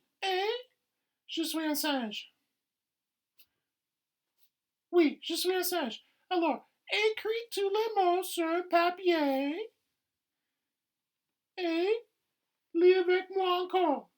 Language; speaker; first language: French; non-native, fluent; English